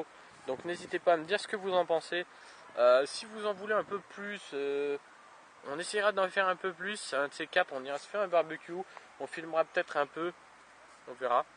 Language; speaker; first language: French; native; French